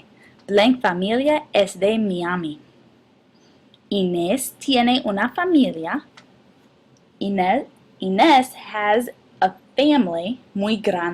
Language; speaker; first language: Spanish; non-native, fluent; English